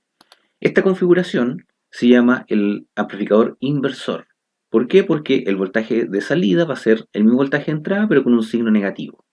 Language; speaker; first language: Spanish; native; Spanish